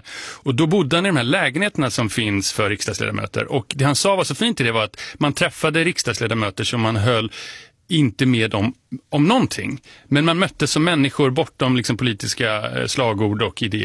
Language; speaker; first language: Swedish; native; Swedish